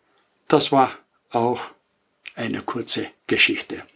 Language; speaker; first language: German; non-native, fluent; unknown